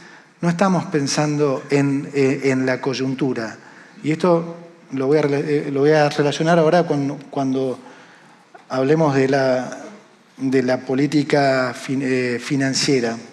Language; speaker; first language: Spanish; native; Spanish